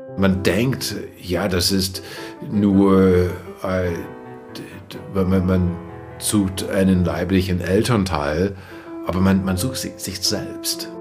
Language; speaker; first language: German; non-native, fluent; English